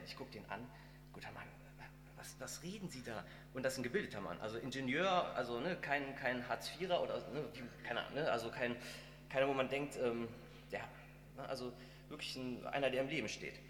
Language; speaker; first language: German; native; German